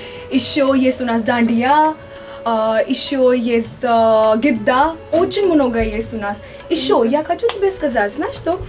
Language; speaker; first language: Russian; non-native, learner; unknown